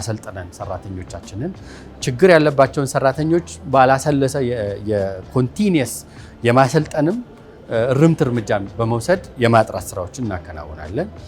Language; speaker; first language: Amharic; native; Amharic